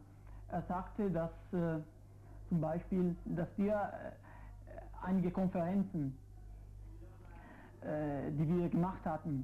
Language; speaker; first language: German; non-native, fluent; Italian